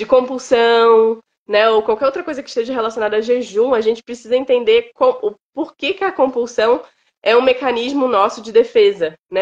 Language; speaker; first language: Portuguese; native; Portuguese